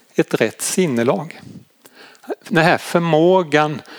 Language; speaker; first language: Swedish; native; Swedish